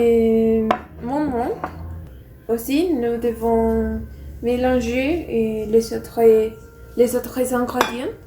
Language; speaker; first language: French; non-native, learner; Spanish